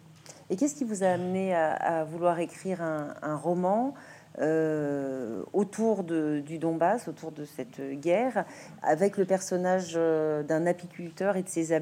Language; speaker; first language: French; native; French